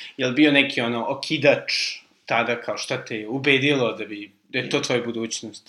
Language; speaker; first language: Serbian; native; Serbian